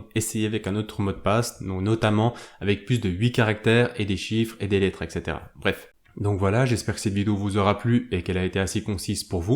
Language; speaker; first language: French; native; French